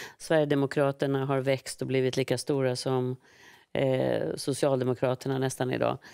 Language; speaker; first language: Swedish; native; Swedish